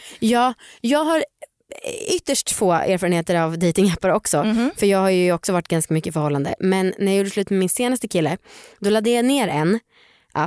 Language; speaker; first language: Swedish; native; Swedish